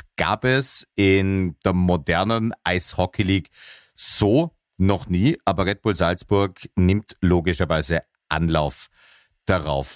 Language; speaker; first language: German; native; German